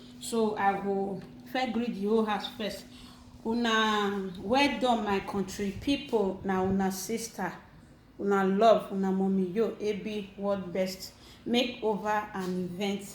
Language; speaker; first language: Nigerian Pidgin; non-native, local second language; Bini